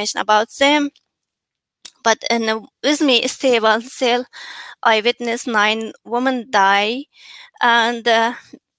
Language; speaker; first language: English; non-native, learner; Chinese